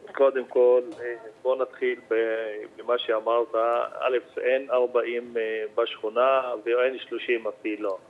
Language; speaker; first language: Hebrew; non-native, local second language; Arabic